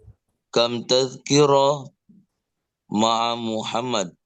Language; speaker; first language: Arabic; non-native, learner; Indonesian